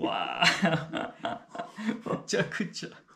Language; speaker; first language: Japanese; non-native, fluent; English